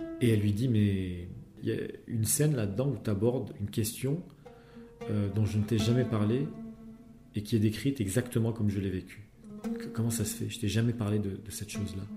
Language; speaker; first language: French; non-native, local second language; Arabic